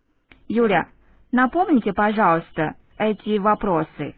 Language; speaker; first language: Russian; non-native, fluent; Chinese